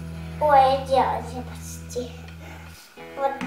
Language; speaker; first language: Russian; early bilingual, heritage; Russian